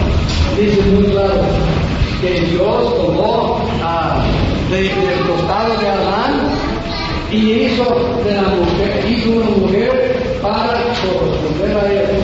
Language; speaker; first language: Spanish; non-native, fluent; English